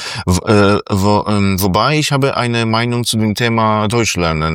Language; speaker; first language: German; non-native, fluent; Polish